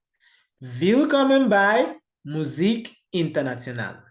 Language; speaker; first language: German; non-native, learner; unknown